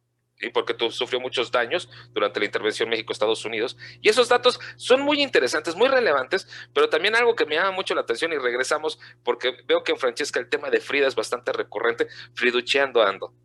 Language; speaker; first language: Spanish; native; Spanish